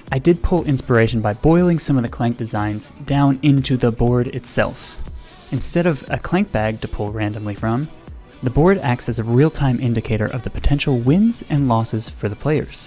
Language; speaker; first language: English; native; English